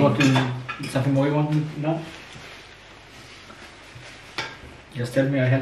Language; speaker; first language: English; non-native, learner; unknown